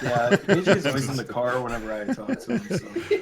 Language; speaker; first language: English; native; English